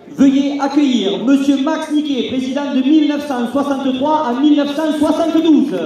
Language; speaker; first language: French; native; French